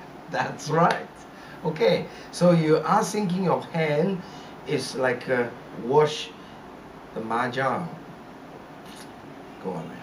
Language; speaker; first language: English; non-native, learner; Chinese